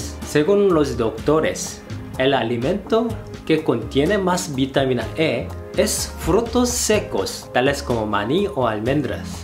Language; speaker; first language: Spanish; non-native, fluent; Korean